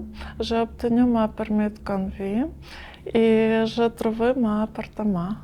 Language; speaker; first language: French; non-native, learner; Ukrainian